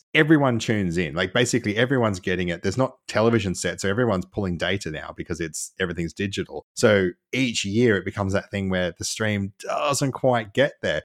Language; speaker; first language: English; native; English